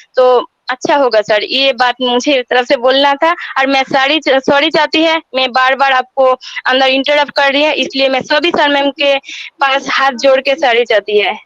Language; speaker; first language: Hindi; non-native, local second language; Bangla